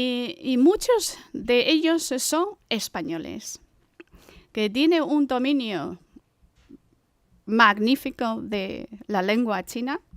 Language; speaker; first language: Spanish; non-native, fluent; Chinese